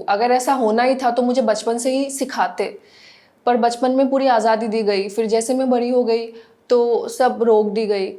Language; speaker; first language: Hindi; non-native, local second language; Assamese